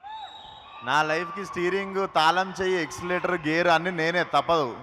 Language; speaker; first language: Telugu; native; Telugu